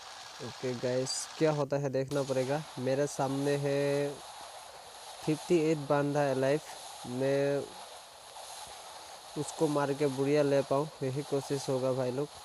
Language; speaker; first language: Hindi; non-native, local second language; Assamese